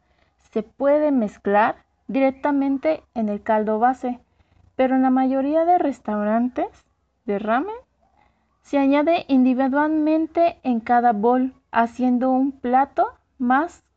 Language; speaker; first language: Spanish; native; Spanish